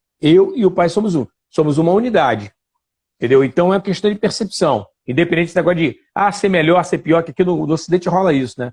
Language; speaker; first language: Portuguese; native; Portuguese